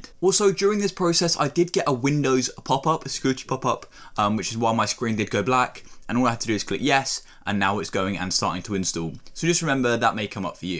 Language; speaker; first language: English; native; English